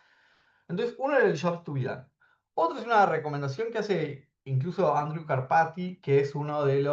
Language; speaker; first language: Spanish; native; Spanish